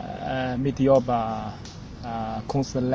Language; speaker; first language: Swedish; non-native, learner; Chinese